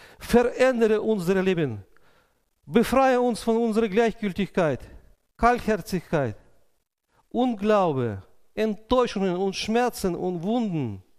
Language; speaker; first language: German; non-native, fluent; Russian